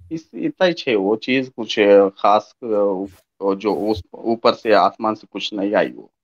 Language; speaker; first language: Hindi; non-native, local second language; Telugu